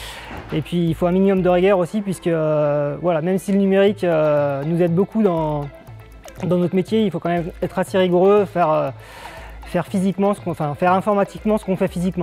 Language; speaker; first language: French; native; French